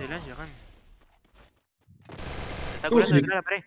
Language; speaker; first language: Spanish; native; Spanish